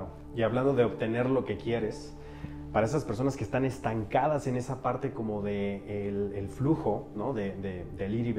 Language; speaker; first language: Spanish; native; Spanish